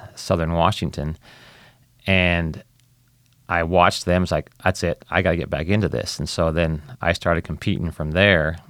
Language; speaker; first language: English; native; English